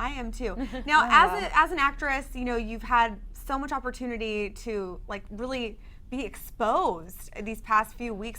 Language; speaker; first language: English; native; English